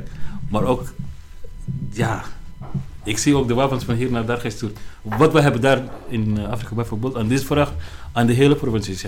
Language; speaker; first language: Dutch; non-native, learner; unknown